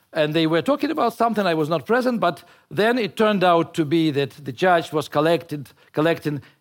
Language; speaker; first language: English; non-native, fluent; Russian